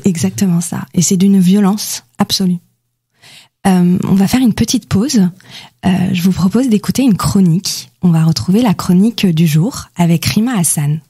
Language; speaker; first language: French; native; French